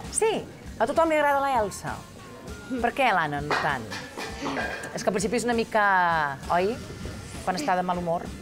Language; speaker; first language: Catalan; native; Catalan